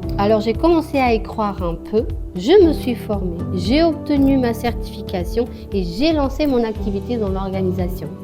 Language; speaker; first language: French; non-native, fluent; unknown